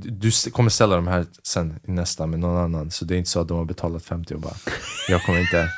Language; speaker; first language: Swedish; early bilingual, other home language; Albanian